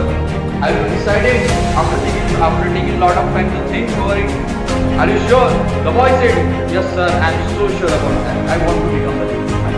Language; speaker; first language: English; non-native, local second language; Marathi